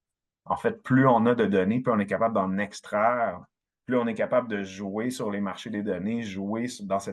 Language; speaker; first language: French; native; French